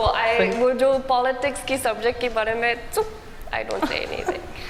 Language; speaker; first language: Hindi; non-native, learner; English